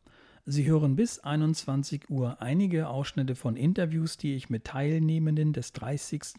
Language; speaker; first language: German; native; German